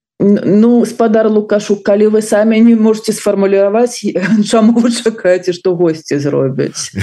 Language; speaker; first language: Belarusian; non-native, local second language; Russian